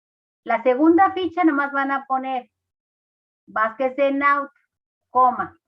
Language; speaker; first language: Spanish; native; Spanish